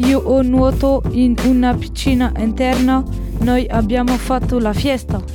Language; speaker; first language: Italian; non-native, learner; French